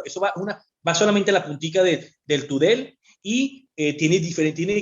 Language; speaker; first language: Spanish; native; Spanish